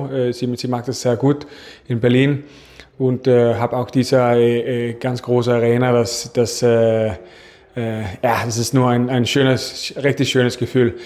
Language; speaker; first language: German; non-native, fluent; Danish